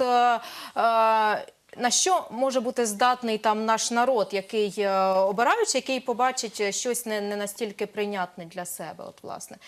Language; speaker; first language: Ukrainian; native; Ukrainian